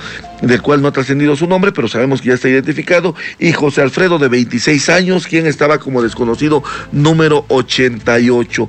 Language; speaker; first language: Spanish; native; Spanish